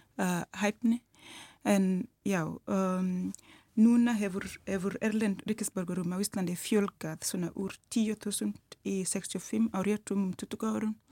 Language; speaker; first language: Icelandic; non-native, learner; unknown